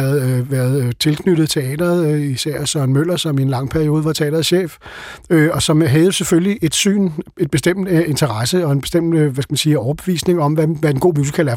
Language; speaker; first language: Danish; native; Danish